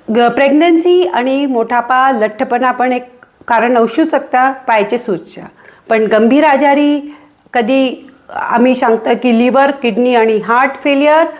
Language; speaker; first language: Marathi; non-native, local second language; Hindi